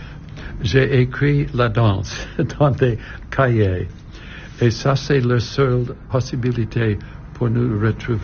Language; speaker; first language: French; non-native, learner; English